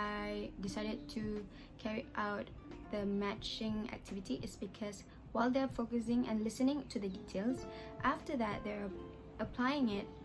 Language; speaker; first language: English; non-native, local second language; Malay